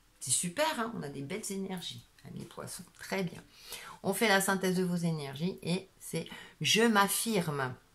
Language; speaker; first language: French; native; French